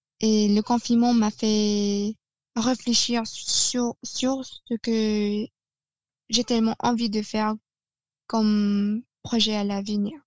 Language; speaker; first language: French; non-native, fluent; Filipino